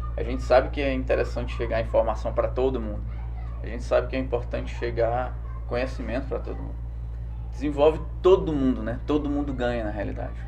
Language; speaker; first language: Portuguese; native; Portuguese